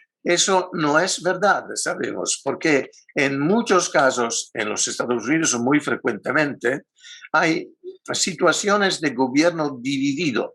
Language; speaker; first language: Spanish; non-native, fluent; Italian